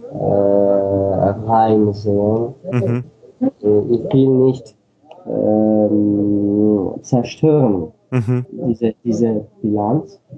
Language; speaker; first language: German; non-native, learner; Armenian